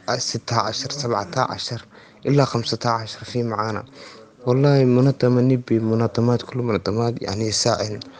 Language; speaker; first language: Arabic; non-native, local second language; Somali